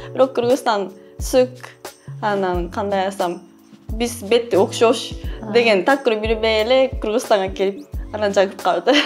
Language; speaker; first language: Kyrgyz; non-native, fluent; Japanese